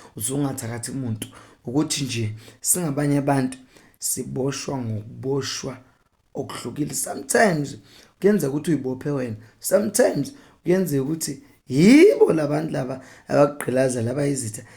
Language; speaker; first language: Zulu; non-native, local second language; Xhosa